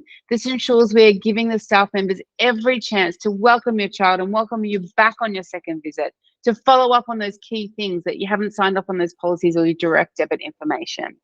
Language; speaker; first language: English; native; English